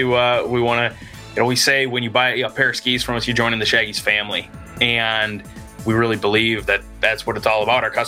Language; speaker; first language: English; native; English